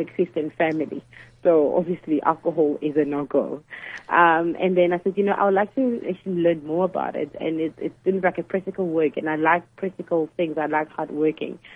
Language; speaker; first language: English; non-native, local second language; Zulu